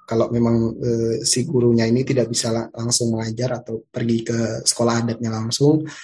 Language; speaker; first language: Indonesian; non-native, local second language; Iban